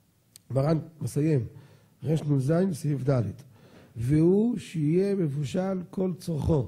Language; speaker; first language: Hebrew; native; Hebrew